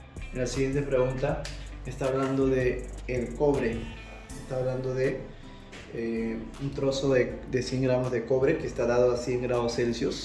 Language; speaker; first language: Spanish; native; Spanish